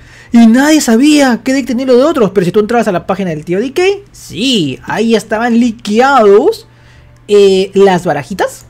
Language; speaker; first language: Spanish; native; Spanish